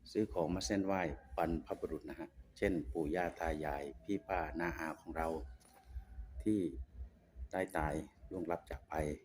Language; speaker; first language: Thai; non-native, local second language; Khmer